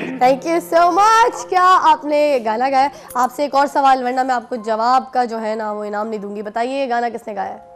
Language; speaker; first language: Urdu; native; Urdu